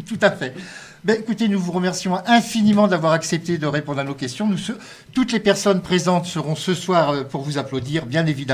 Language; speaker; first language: French; native; French